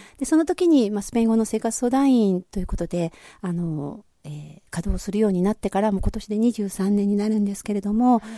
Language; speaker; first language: Japanese; native; Japanese